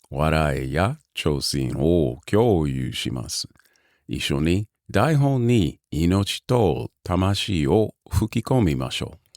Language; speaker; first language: Japanese; non-native, learner; English